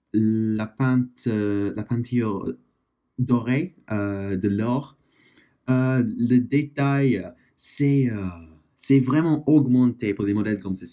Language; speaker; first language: French; non-native, learner; English